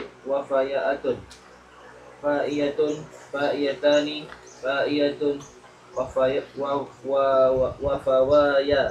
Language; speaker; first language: Arabic; non-native, learner; Malay